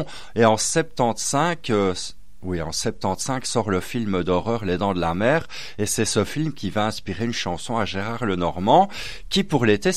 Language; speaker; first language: French; native; French